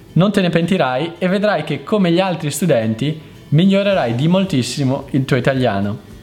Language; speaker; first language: Italian; native; Italian